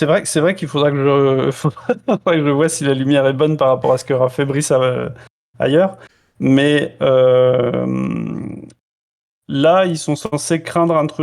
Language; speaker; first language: French; native; French